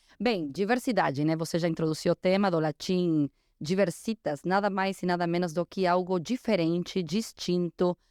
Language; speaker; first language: Portuguese; non-native, fluent; Spanish